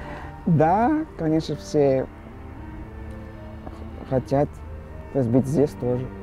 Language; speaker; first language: Russian; non-native, learner; Portuguese